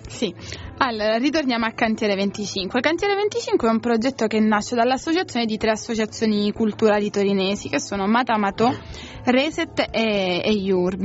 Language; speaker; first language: Italian; native; Italian